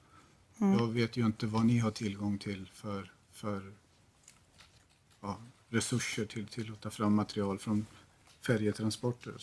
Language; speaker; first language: Swedish; native; Swedish